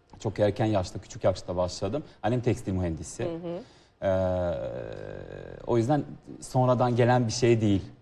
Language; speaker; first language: Turkish; non-native, learner; Serbian